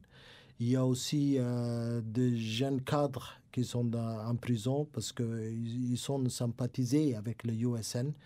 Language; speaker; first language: French; non-native, local second language; Somali